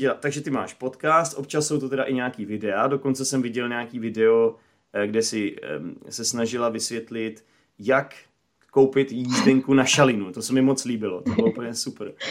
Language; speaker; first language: Czech; native; Czech